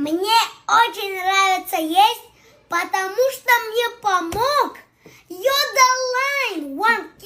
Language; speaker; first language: Russian; non-native, local second language; Kazakh